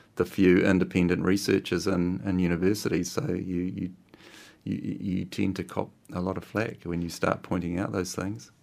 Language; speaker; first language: English; native; English